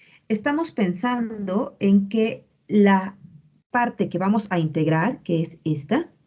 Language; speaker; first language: Spanish; native; Spanish